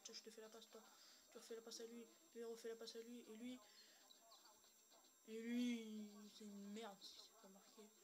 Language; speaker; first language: French; native; French